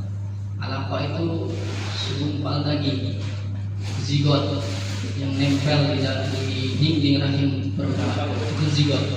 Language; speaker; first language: Indonesian; native; Indonesian